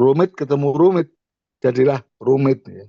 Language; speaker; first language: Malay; non-native, local second language; Javanese